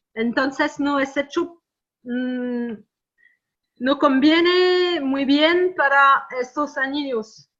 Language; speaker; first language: Spanish; non-native, fluent; French